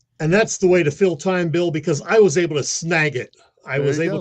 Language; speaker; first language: English; native; English